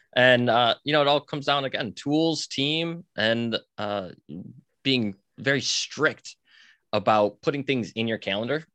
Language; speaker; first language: English; native; English